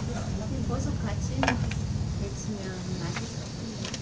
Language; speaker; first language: Korean; non-native, learner; Filipino